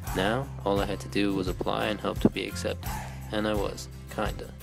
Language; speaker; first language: English; native; English